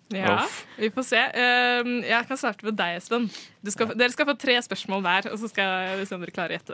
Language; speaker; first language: Norwegian; native; Norwegian